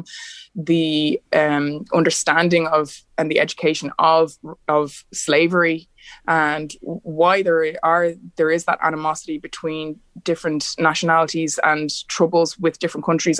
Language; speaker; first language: English; native; English